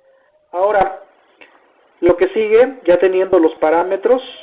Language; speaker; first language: Spanish; native; Spanish